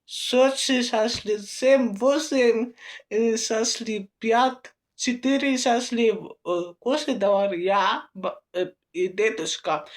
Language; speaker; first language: Russian; non-native, learner; Uzbek